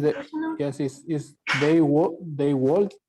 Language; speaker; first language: English; non-native, learner; Spanish